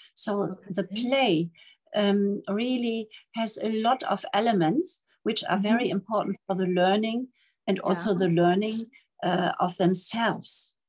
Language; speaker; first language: English; non-native, fluent; German